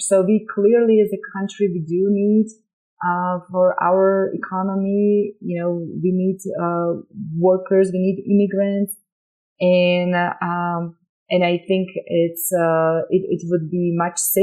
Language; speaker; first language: English; non-native, fluent; Slovak